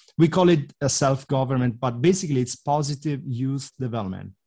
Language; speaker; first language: English; non-native, fluent; Italian